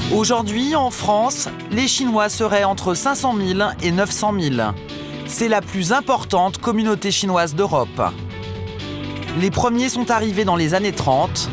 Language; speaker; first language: French; native; French